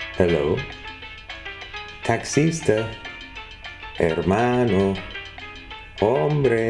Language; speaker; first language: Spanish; non-native, learner; English